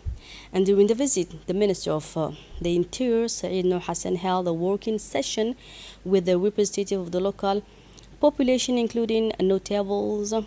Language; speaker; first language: English; non-native, fluent; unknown